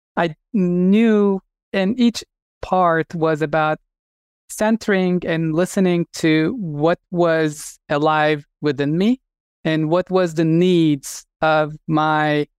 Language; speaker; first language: English; non-native, fluent; Turkish